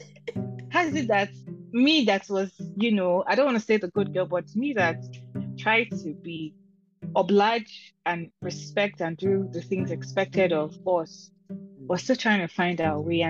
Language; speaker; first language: English; non-native, local second language; Igbo